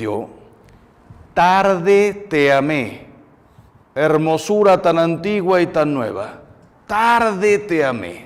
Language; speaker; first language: Spanish; native; Spanish